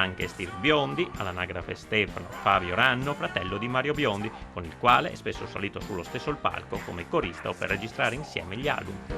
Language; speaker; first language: Italian; native; Italian